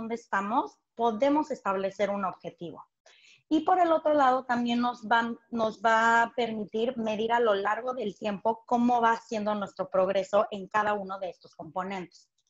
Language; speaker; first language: Spanish; native; Spanish